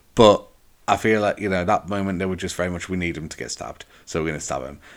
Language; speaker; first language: English; native; English